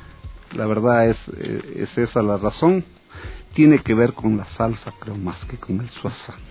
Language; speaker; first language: Spanish; native; Spanish